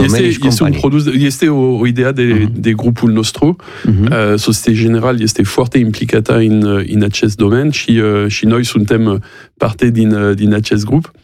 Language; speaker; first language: Romanian; non-native, learner; French